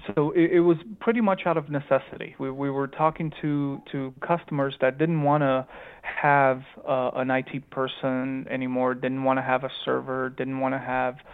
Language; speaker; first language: English; early bilingual, other home language; Romanian